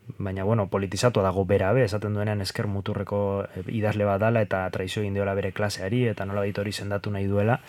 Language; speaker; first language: Basque; non-native, local second language; Spanish